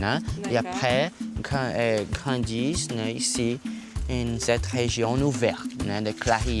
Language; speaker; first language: French; non-native, learner; Portuguese